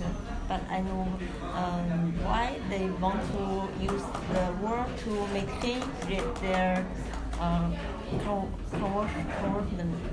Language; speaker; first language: English; non-native, learner; Chinese